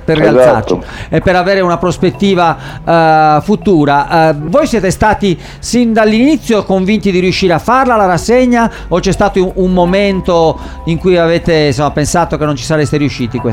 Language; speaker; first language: Italian; native; Italian